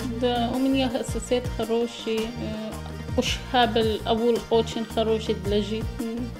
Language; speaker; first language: Russian; non-native, learner; Arabic